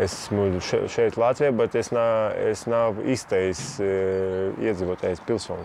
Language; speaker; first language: Latvian; non-native, local second language; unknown